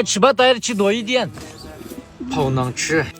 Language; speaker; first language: Chinese; non-native, local second language; Uyghur